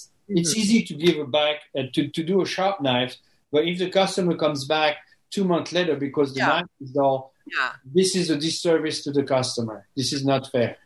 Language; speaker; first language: English; non-native, fluent; French